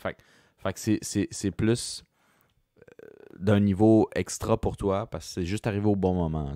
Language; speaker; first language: French; native; French